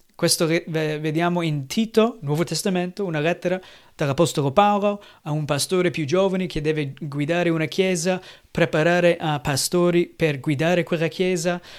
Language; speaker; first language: Italian; non-native, fluent; English